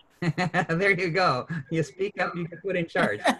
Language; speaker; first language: English; native; English